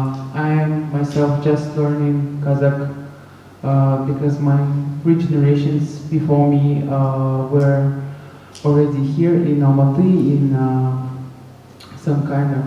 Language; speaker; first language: English; non-native, fluent; Russian